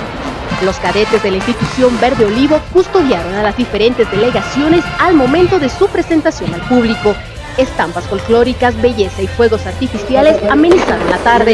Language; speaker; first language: Spanish; native; Spanish